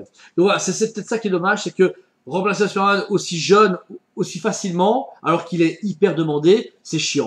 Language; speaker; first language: French; native; French